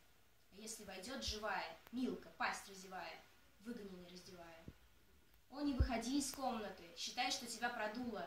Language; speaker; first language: Russian; native; Russian